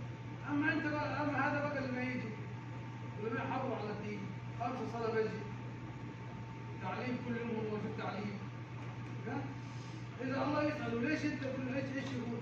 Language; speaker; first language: Arabic; non-native, learner; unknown